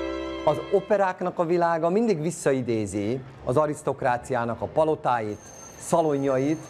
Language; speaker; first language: Hungarian; native; Hungarian